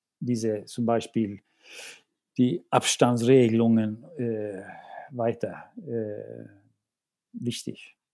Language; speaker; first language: German; non-native, fluent; Swedish